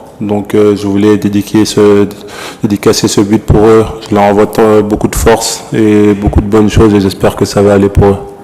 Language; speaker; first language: French; native; French